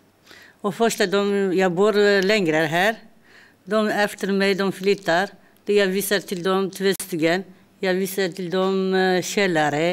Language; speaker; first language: Swedish; non-native, learner; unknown